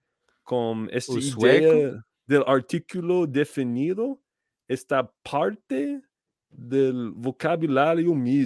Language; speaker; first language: Portuguese; non-native, learner; English